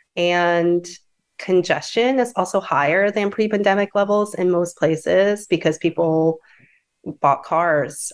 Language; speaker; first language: English; native; English